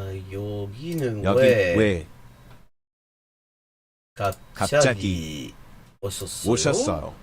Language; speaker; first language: Korean; non-native, learner; English